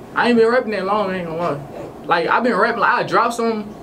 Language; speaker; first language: English; native; English